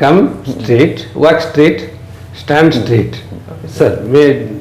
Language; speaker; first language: English; non-native, local second language; Odia